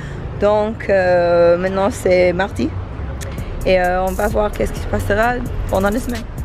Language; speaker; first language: French; non-native, learner; English